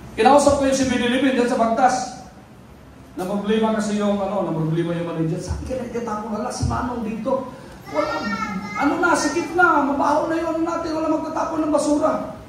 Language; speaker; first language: Filipino; non-native, local second language; Cebuano